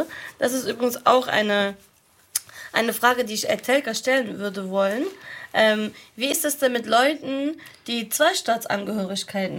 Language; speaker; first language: German; early bilingual, other home language; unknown